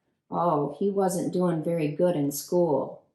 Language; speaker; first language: English; native; English